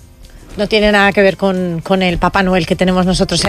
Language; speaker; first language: Spanish; non-native, local second language; Catalan